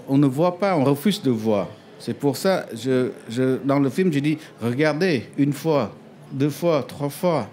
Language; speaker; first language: French; non-native, fluent; Khmer